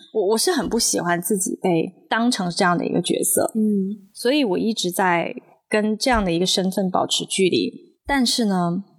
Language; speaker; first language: Chinese; native; Chinese